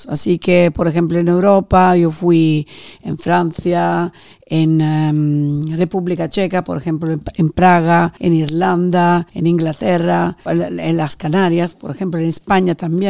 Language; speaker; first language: Spanish; non-native, fluent; Italian